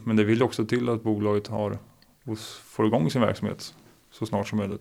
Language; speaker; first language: Swedish; native; Swedish